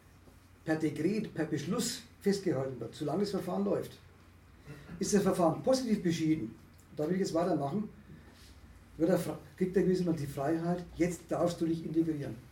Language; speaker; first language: German; native; German